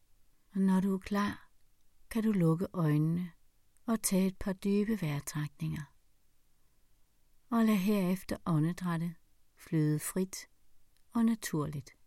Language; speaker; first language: Danish; native; Danish